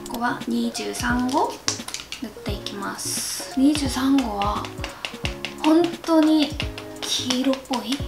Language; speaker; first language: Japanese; non-native, learner; Korean